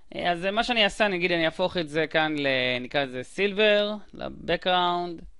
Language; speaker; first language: Hebrew; native; Hebrew